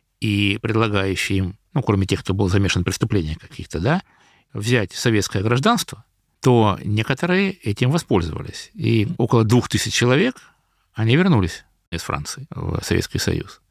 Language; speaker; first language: Russian; native; Russian